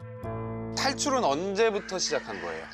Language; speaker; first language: Korean; native; Korean